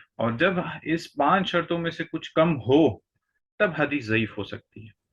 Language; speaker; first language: Urdu; native; Urdu